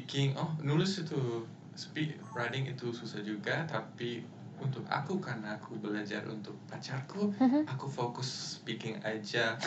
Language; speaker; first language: Indonesian; non-native, fluent; English